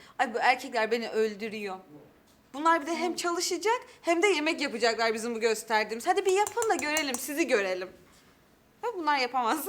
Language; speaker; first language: Turkish; native; Turkish